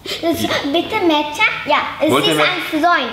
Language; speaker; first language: German; early bilingual, other home language; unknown